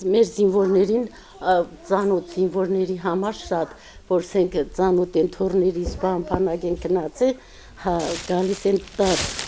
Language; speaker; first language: Armenian; non-native, local second language; Kurdish